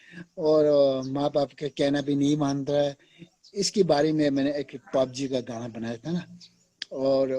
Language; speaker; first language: Hindi; non-native, local second language; Tibetan